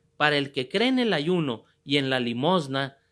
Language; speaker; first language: Spanish; native; Spanish